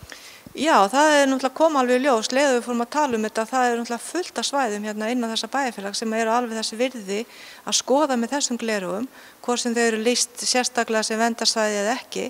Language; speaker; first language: Icelandic; native; Icelandic